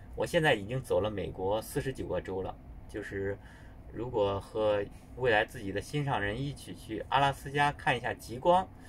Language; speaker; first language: Chinese; native; Chinese